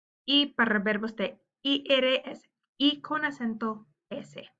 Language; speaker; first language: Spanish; non-native, learner; English